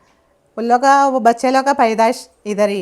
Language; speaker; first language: Hindi; non-native, local second language; Malayalam